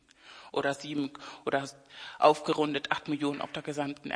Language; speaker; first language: German; non-native, fluent; Spanish